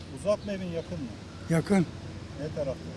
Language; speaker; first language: Turkish; native; Turkish